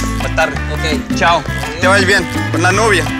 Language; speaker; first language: Spanish; non-native, learner; French